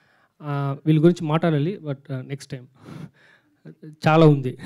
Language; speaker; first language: Telugu; non-native, local second language; Tamil